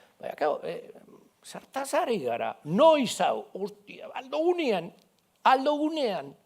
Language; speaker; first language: Basque; non-native, local second language; Spanish